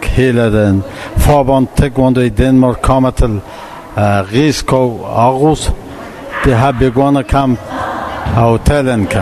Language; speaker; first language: Danish; non-native, learner; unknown